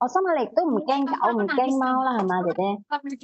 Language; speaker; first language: Cantonese; native; Cantonese